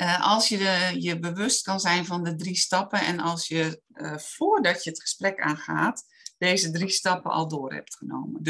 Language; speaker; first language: Dutch; native; Dutch